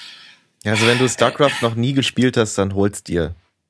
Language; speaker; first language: German; native; German